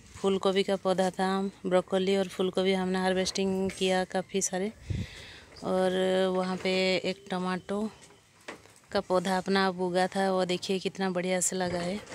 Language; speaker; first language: Hindi; non-native, local second language; Odia